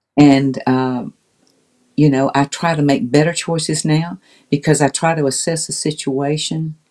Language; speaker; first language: English; native; English